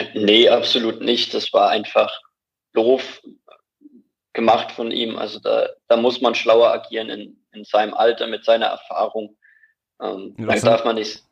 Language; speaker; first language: German; native; German